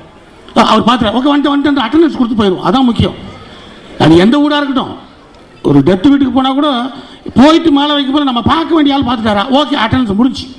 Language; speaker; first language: Tamil; native; Tamil